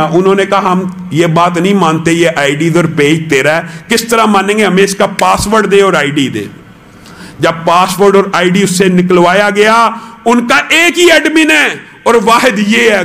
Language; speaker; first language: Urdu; non-native, local second language; Punjabi